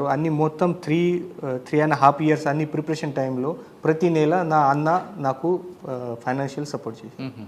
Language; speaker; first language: Telugu; non-native, fluent; Marathi